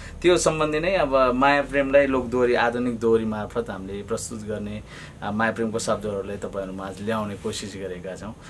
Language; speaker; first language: Nepali; non-native, local second language; Eastern Tamang